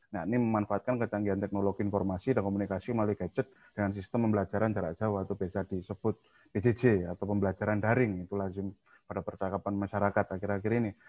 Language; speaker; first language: Indonesian; native; Indonesian